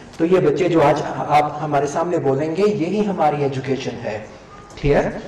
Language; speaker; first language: Urdu; non-native, local second language; Punjabi